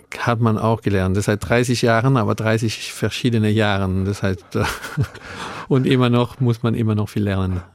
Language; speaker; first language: German; non-native, local second language; Swiss German